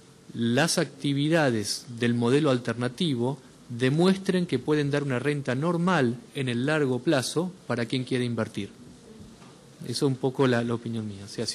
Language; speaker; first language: Spanish; native; Spanish